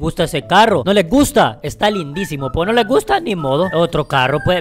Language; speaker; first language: Spanish; native; Spanish